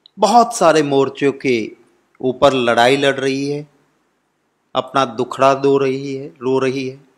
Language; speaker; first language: Hindi; non-native, local second language; Gujarati